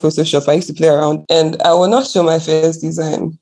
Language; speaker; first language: English; non-native, local second language; Akan